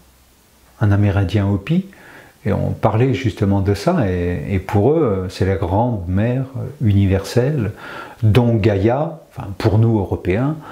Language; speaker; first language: French; native; French